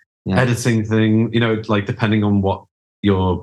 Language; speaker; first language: English; native; English